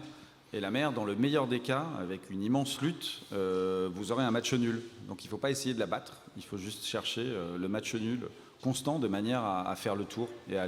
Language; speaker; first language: French; native; French